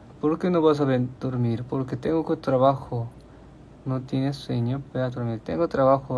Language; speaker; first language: Spanish; non-native, learner; Korean